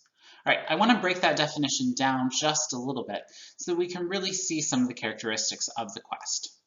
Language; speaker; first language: English; native; English